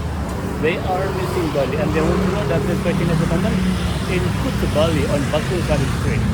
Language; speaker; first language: English; non-native, learner; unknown